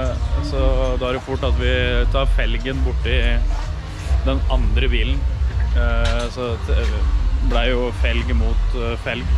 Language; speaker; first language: Norwegian; native; Norwegian